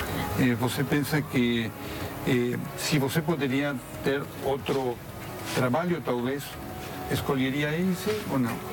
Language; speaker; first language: Portuguese; non-native, learner; Spanish